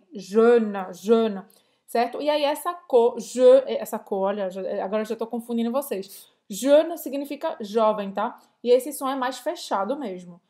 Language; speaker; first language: Portuguese; native; Portuguese